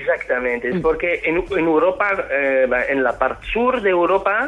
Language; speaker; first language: Catalan; non-native, fluent; French